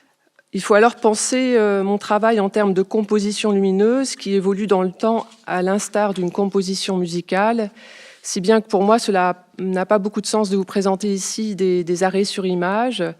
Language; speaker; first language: French; native; French